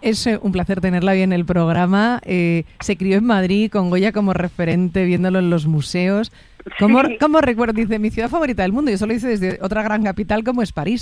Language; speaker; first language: Spanish; native; Spanish